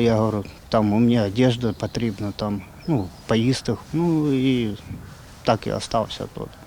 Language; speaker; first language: Ukrainian; non-native, local second language; Russian